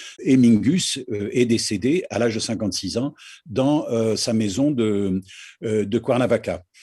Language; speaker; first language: French; native; French